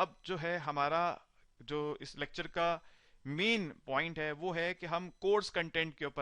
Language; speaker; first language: Hindi; native; Hindi